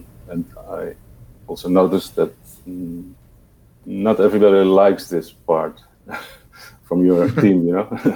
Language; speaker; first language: English; non-native, fluent; Dutch